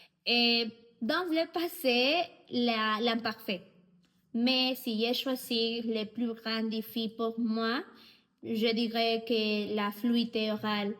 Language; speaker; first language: French; non-native, learner; Spanish